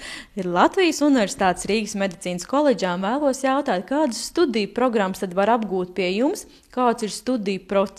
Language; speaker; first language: Latvian; native; Latvian